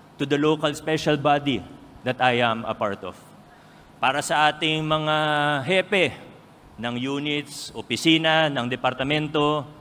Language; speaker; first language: Filipino; native; Filipino